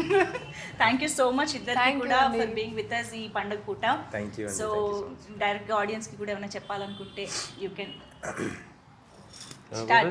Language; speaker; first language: Telugu; native; Telugu